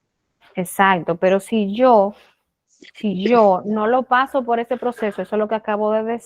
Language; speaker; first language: Spanish; native; Spanish